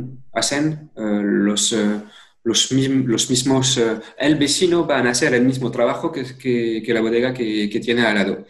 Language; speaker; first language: Spanish; non-native, fluent; French